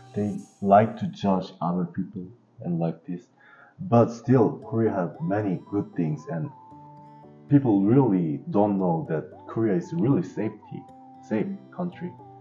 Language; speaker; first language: English; non-native, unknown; Korean